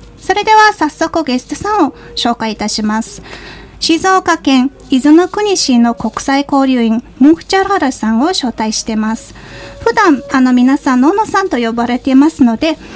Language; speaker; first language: Japanese; non-native, fluent; Mongolian